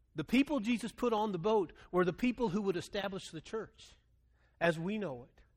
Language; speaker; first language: English; native; English